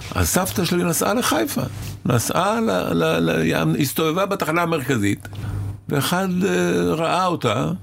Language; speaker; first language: Hebrew; early bilingual, other home language; Arabic